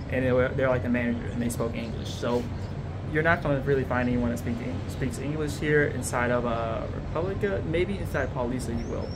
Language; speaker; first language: English; native; English